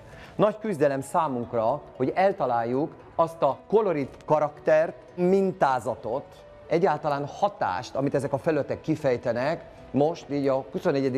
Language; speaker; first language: Hungarian; native; Hungarian